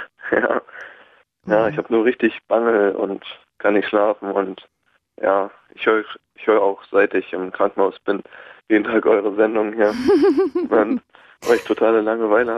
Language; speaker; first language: German; native; German